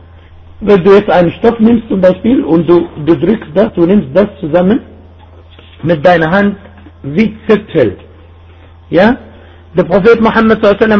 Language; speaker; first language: German; non-native, fluent; Arabic